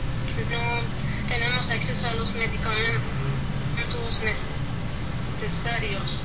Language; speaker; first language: Spanish; non-native, learner; Persian